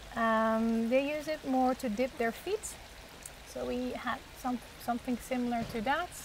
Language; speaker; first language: English; non-native, fluent; Dutch